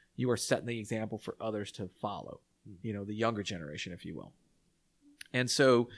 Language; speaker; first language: English; native; English